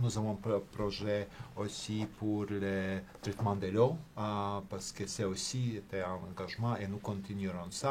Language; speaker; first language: French; non-native, fluent; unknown